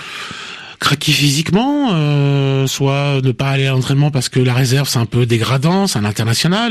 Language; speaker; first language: French; native; French